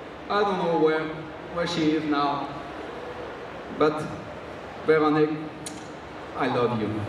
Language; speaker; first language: English; non-native, fluent; French